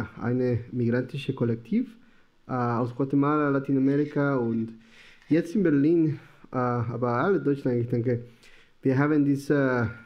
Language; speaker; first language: German; non-native, learner; Spanish